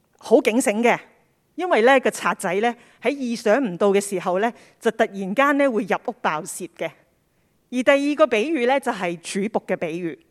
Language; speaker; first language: Cantonese; native; Cantonese